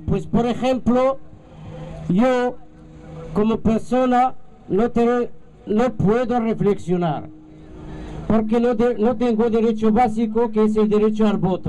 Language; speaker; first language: Spanish; non-native, fluent; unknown